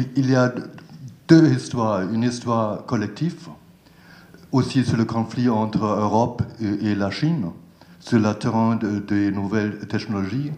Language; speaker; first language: French; non-native, learner; German